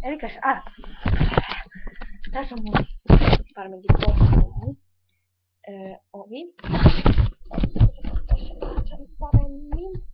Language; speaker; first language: Finnish; native; Finnish